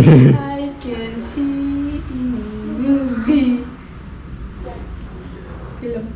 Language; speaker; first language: English; non-native, learner; Korean